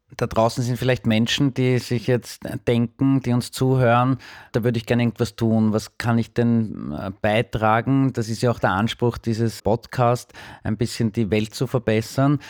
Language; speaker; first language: German; native; German